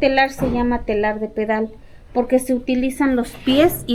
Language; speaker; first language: Spanish; native; Spanish